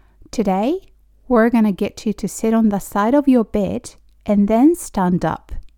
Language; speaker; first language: English; non-native, fluent; Japanese